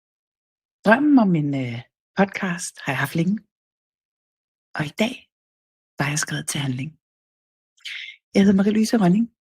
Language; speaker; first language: Danish; native; Danish